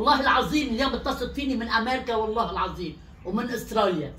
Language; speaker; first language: Arabic; native; Arabic